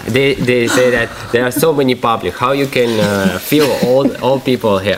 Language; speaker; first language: English; non-native, fluent; Russian